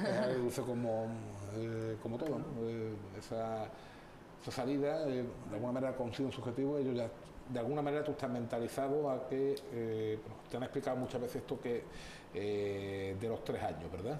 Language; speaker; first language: Spanish; native; Spanish